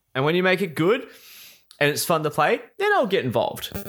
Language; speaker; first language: English; native; English